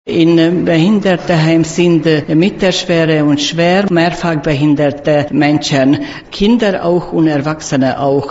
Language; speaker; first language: German; non-native, learner; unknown